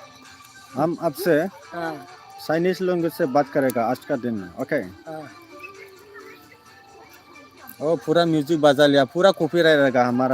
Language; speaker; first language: Hindi; non-native, local second language; Bodo